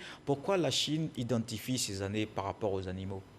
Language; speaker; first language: French; native; French